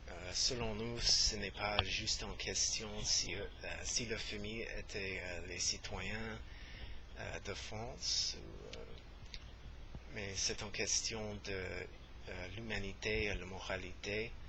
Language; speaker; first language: French; non-native, learner; English